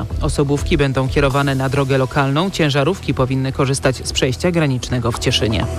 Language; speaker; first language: Polish; native; Polish